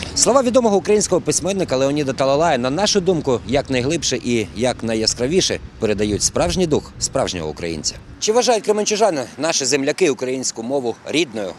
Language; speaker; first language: Ukrainian; native; Ukrainian